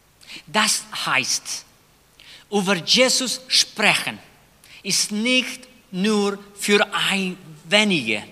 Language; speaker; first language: German; non-native, fluent; Spanish